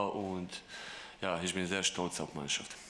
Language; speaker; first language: German; non-native, fluent; Croatian